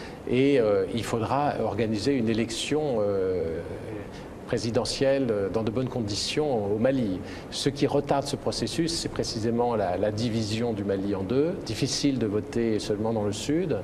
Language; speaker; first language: French; native; French